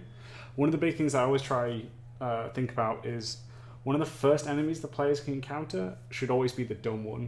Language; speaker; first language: English; native; English